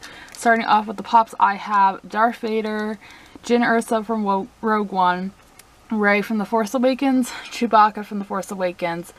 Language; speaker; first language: English; native; English